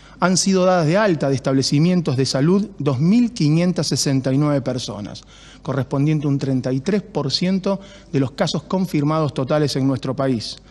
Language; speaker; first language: Spanish; native; Spanish